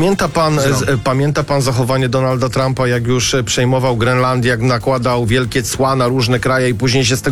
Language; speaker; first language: Polish; native; Polish